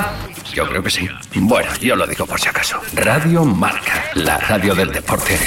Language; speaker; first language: Spanish; native; Spanish